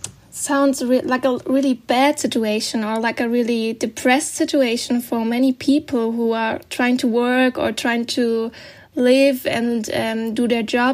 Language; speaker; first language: English; non-native, fluent; German